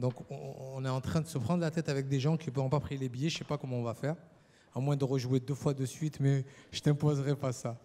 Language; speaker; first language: French; native; French